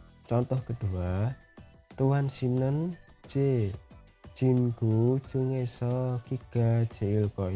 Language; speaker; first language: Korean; non-native, learner; Indonesian